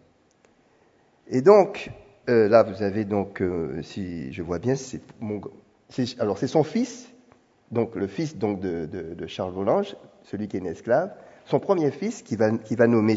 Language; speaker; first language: French; native; French